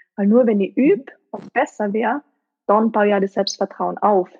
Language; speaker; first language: German; native; German